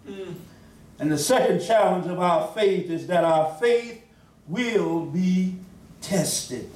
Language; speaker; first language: English; native; English